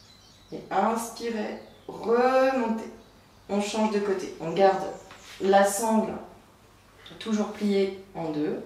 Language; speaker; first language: French; native; French